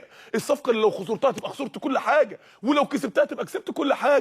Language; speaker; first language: Arabic; native; Arabic